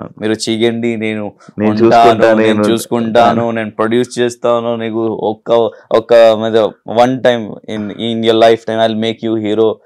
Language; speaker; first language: Telugu; non-native, local second language; Hindi